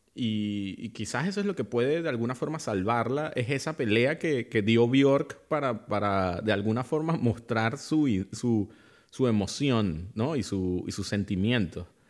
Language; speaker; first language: Spanish; native; Spanish